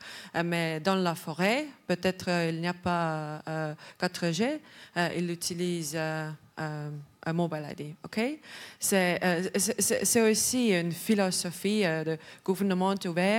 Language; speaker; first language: French; non-native, learner; Estonian